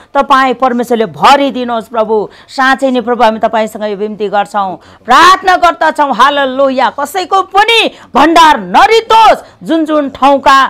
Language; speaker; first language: Nepali; native; Nepali